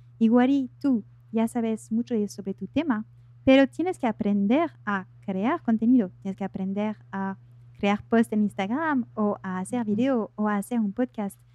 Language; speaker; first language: Spanish; non-native, fluent; French